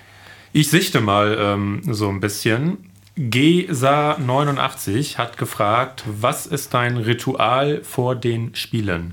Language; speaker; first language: German; native; German